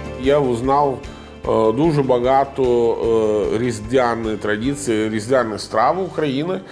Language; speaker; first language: Ukrainian; non-native, learner; Italian